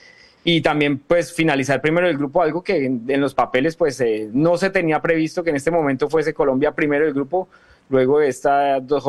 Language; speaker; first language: Spanish; native; Spanish